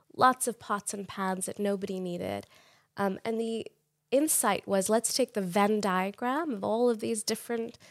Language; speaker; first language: English; non-native, local second language; Urdu